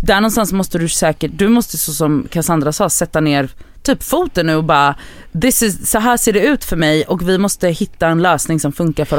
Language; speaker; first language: Swedish; native; Swedish